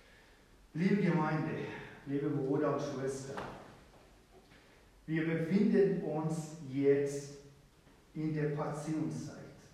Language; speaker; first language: German; non-native, fluent; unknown